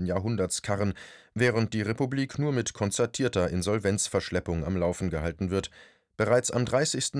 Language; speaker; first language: German; native; German